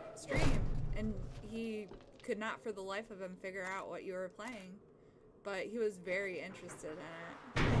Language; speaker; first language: English; native; English